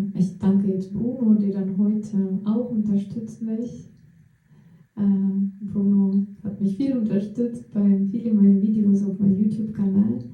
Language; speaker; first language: German; non-native, fluent; Russian